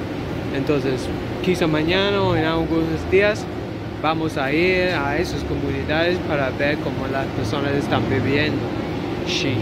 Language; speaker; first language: Spanish; non-native, learner; English